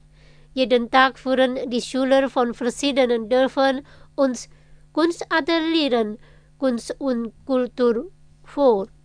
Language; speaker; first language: German; non-native, fluent; Indonesian